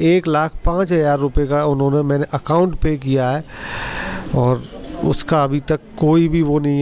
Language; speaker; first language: Hindi; native; Hindi